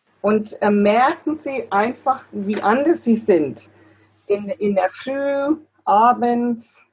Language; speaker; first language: German; non-native, fluent; English